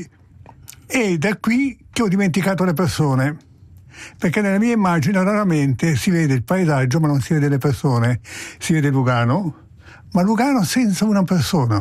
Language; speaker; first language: Italian; native; Italian